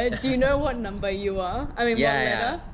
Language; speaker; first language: English; non-native, fluent; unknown